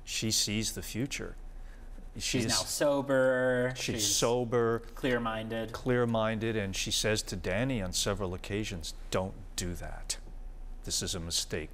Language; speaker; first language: English; native; English